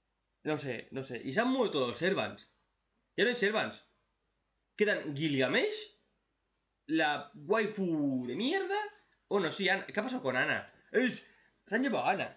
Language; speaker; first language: Spanish; native; Spanish